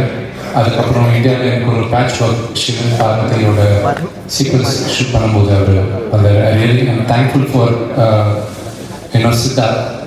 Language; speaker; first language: Tamil; non-native, local second language; Telugu